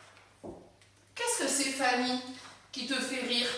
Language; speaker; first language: French; native; French